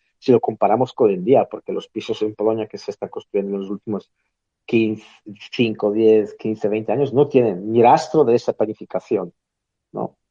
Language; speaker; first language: Spanish; non-native, fluent; Polish